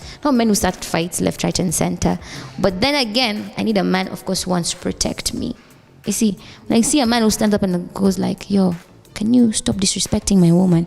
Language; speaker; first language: English; non-native, local second language; Swahili